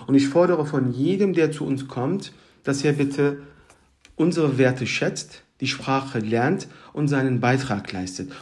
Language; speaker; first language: German; early bilingual, other home language; Turkish